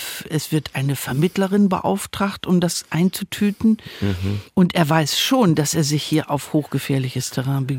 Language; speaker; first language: German; native; German